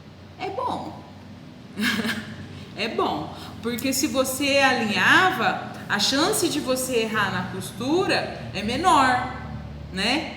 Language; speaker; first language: Portuguese; native; Portuguese